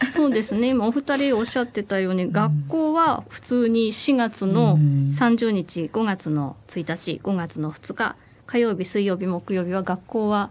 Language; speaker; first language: Japanese; native; Japanese